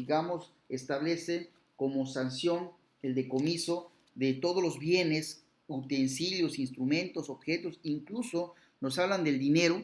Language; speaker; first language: Spanish; native; Spanish